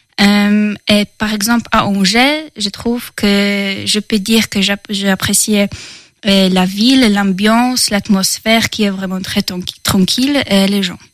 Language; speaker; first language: French; non-native, fluent; Polish